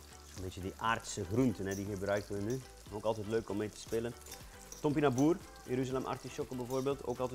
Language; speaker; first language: Dutch; native; Dutch